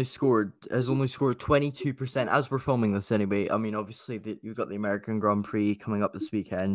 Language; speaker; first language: English; native; English